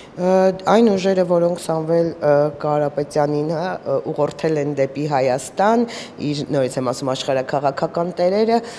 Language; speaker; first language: Armenian; native; Armenian